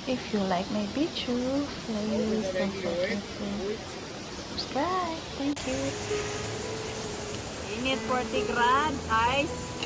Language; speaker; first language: English; non-native, local second language; Filipino